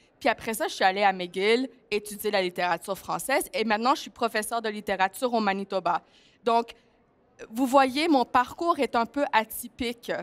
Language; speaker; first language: French; early bilingual, other home language; Greek